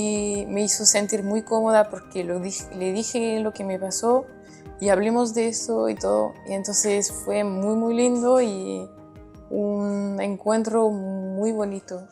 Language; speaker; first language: Spanish; non-native, fluent; French